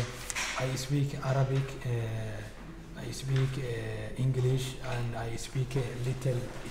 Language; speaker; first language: English; non-native, learner; Somali